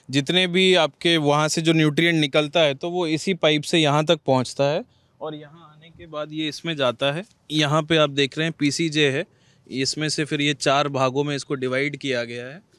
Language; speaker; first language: Hindi; native; Hindi